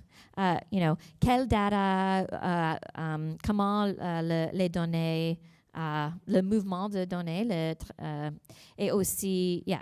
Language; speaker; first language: French; non-native, learner; English